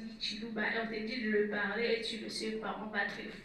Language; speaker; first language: French; non-native, local second language; Lingala